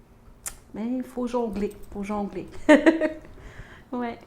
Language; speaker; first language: French; native; French